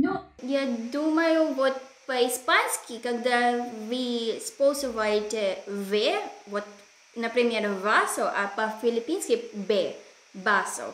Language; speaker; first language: Russian; non-native, learner; Filipino